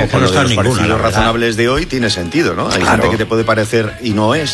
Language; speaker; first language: Spanish; native; Spanish